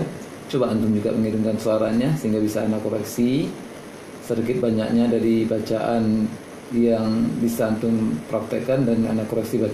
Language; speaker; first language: Indonesian; native; Indonesian